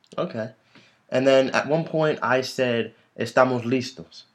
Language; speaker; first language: Spanish; non-native, fluent; English